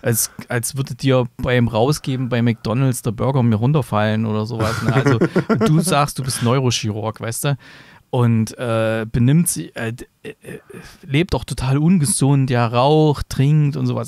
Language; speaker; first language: German; native; German